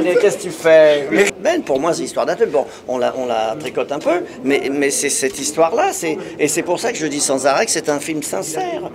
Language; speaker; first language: French; native; French